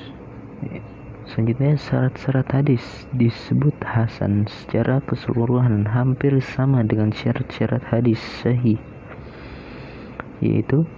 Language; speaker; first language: Indonesian; native; Indonesian